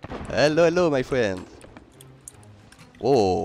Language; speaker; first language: English; non-native, learner; French